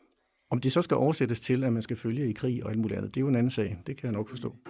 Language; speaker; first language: Danish; native; Danish